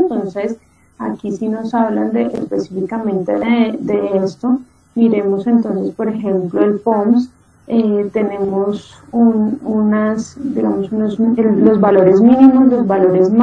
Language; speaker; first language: Spanish; native; Spanish